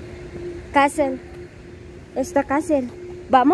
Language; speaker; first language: Spanish; non-native, learner; Filipino